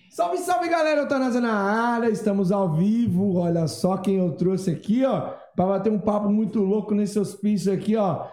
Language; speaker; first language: Portuguese; native; Portuguese